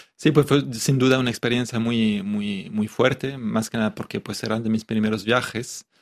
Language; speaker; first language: Spanish; non-native, fluent; French